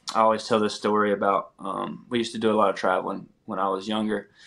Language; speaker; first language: English; native; English